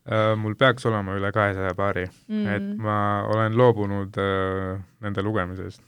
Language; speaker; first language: Estonian; early bilingual, other home language; Hindi